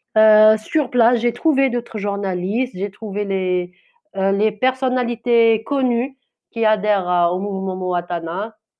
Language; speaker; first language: French; non-native, local second language; Kabyle